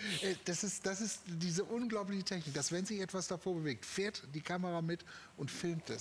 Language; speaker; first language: German; native; German